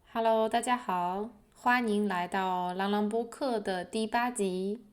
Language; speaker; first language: Chinese; non-native, fluent; Polish